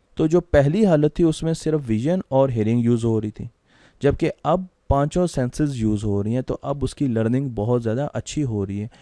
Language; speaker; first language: Urdu; non-native, local second language; Punjabi